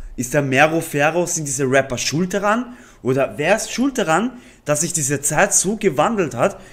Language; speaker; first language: German; native; German